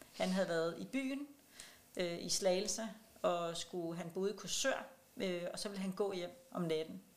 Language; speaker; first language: Danish; non-native, local second language; Kalaallisut